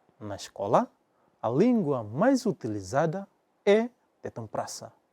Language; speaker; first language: Portuguese; non-native, local second language; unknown